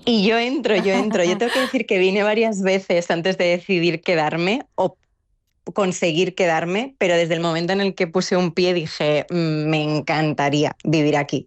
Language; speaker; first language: Spanish; native; Spanish